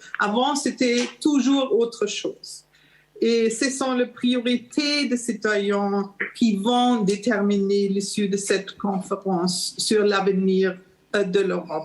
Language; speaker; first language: French; non-native, fluent; German